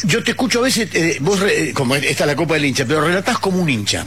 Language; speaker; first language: Spanish; native; Spanish